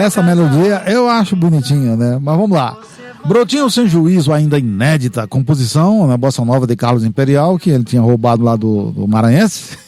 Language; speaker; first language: Portuguese; native; Portuguese